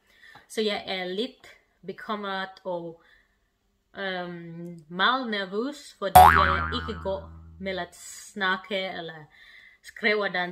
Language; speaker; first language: Danish; non-native, learner; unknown